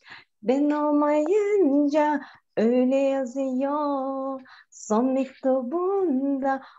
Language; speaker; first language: Turkish; non-native, learner; Kyrgyz